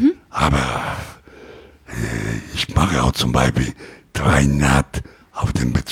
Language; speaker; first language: German; non-native, learner; Italian